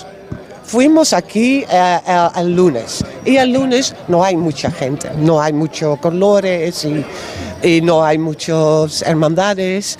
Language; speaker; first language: Spanish; non-native, learner; Dutch